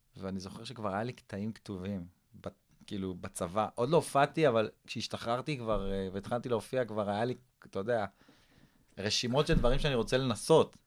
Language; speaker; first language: Hebrew; early bilingual, other home language; English